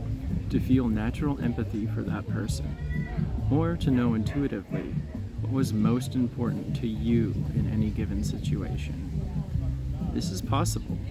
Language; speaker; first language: English; native; English